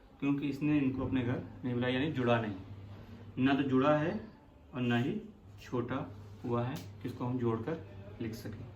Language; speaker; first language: Hindi; native; Hindi